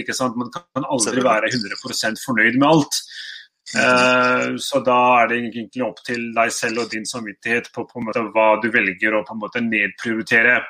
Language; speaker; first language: Norwegian; early bilingual, other home language; Urdu